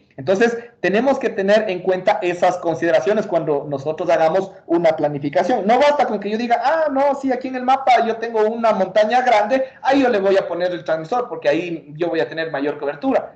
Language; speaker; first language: Spanish; native; Spanish